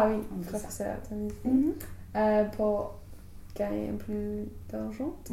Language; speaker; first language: French; non-native, learner; English